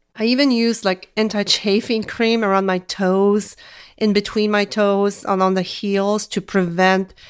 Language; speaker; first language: English; non-native, fluent; Polish